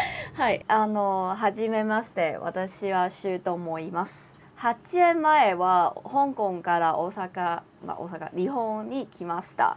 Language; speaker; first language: Japanese; non-native, fluent; Cantonese